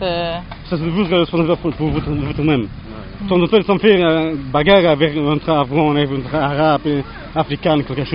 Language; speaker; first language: French; non-native, learner; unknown